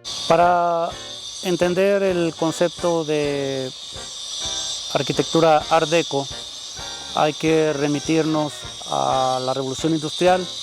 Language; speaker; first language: Spanish; native; Spanish